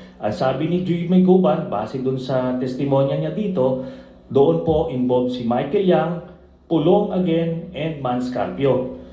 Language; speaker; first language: Filipino; native; Filipino